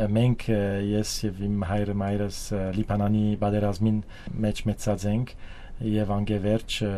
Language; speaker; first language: Armenian; early bilingual, heritage; Armenian